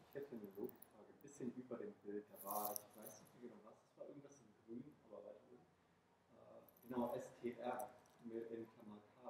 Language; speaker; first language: German; native; German